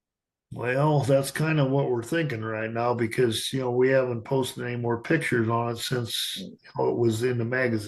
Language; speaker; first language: English; native; English